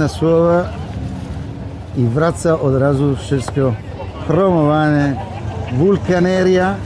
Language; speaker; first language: Polish; non-native, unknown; Italian